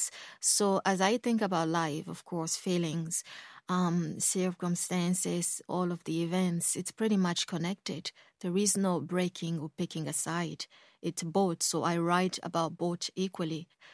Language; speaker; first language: English; early bilingual, other home language; Kongo